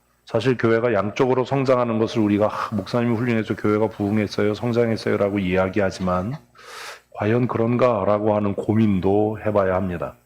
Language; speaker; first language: Korean; native; Korean